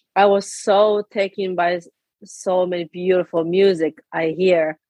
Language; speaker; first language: English; non-native, fluent; Japanese